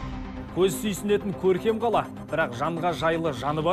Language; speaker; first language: Kazakh; native; Kazakh